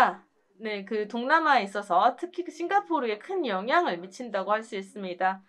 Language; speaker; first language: Korean; native; Korean